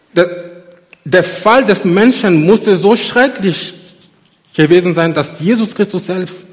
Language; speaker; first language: German; non-native, fluent; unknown